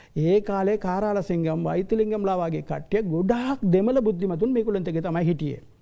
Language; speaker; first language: Sinhala; non-native, local second language; Tamil